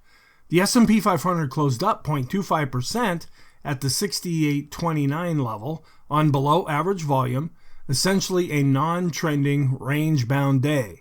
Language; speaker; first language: English; native; English